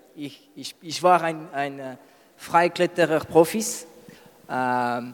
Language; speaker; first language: German; non-native, learner; French